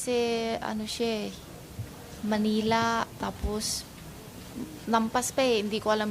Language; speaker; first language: Filipino; non-native, local second language; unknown